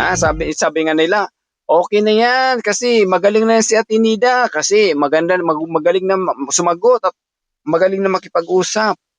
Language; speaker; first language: Filipino; non-native, local second language; Cebuano